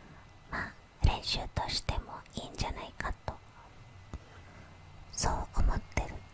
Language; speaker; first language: Japanese; non-native, fluent; Indonesian